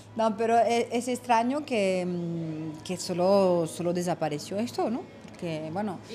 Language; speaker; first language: Spanish; non-native, fluent; French